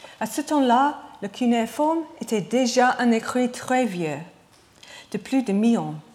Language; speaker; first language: French; non-native, learner; English